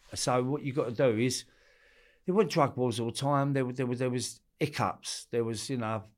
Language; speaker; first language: English; native; English